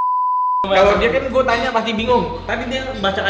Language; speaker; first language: Indonesian; native; Indonesian